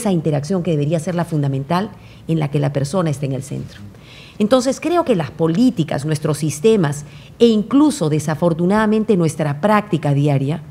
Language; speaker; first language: Spanish; native; Spanish